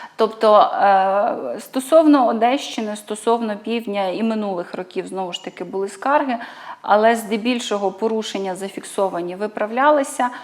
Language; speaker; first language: Ukrainian; native; Ukrainian